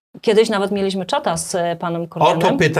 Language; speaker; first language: Polish; native; Polish